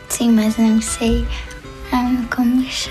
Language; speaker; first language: Portuguese; early bilingual, heritage; Portuguese